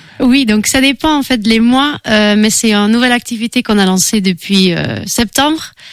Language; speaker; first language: French; non-native, fluent; Dutch